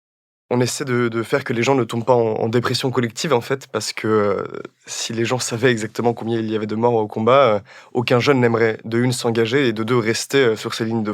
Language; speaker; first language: French; native; French